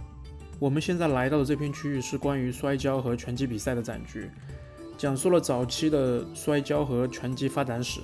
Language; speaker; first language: Chinese; native; Chinese